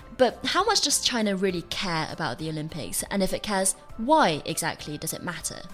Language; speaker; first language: English; non-native, fluent; Chinese